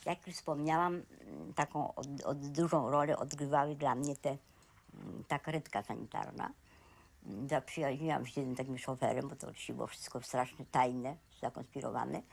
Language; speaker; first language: Polish; native; Polish